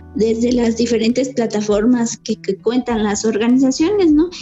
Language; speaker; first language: Spanish; native; Spanish